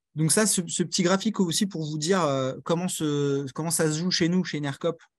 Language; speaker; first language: French; native; French